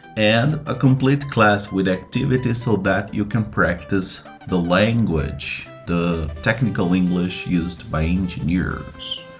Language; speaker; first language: English; non-native, fluent; Portuguese